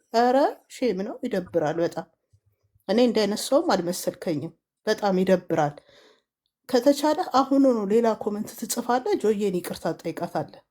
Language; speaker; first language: Amharic; native; Amharic